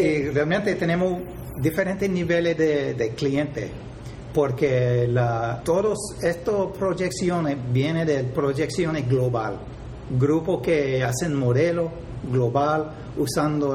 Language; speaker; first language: Spanish; non-native, fluent; English